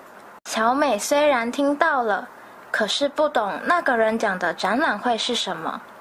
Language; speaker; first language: Chinese; native; Chinese